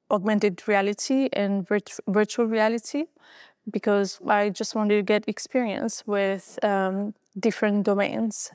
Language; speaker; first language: English; non-native, fluent; Albanian